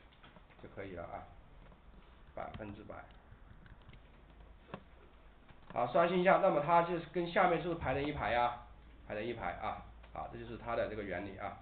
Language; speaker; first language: Chinese; native; Chinese